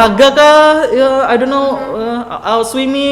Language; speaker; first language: English; non-native, learner; Indonesian